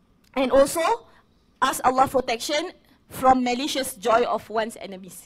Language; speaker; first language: English; non-native, local second language; Malay